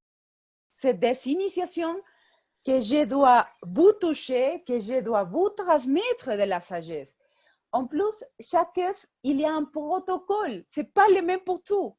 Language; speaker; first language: French; non-native, fluent; Spanish